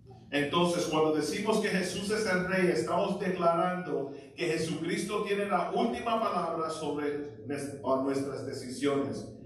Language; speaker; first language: Spanish; early bilingual, heritage; Spanish